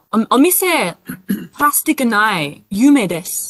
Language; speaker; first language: Japanese; non-native, learner; English